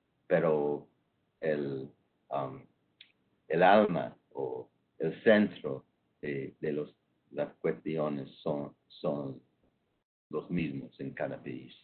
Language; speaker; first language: Spanish; non-native, fluent; English